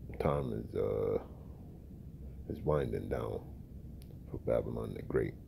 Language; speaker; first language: English; native; English